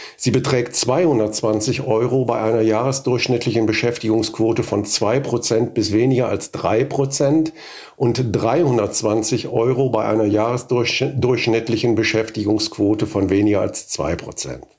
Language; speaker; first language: German; native; German